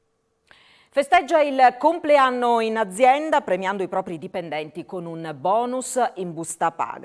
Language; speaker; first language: Italian; native; Italian